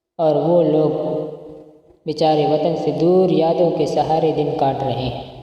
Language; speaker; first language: Urdu; non-native, local second language; Punjabi